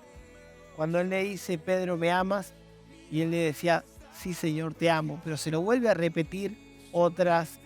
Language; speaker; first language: Spanish; native; Spanish